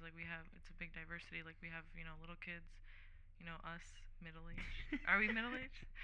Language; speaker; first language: English; early bilingual, other home language; Portuguese